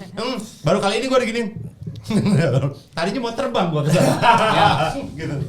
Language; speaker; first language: Indonesian; native; Indonesian